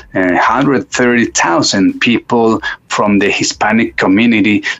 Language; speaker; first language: English; non-native, fluent; Spanish